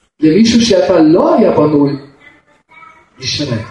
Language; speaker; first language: Hebrew; non-native, fluent; Russian